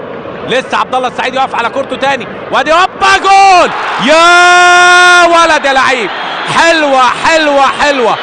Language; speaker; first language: Arabic; native; Arabic